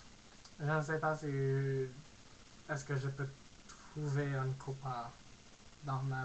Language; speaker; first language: French; non-native, learner; English